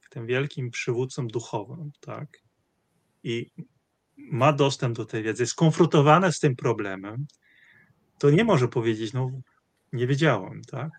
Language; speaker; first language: Polish; non-native, fluent; Dutch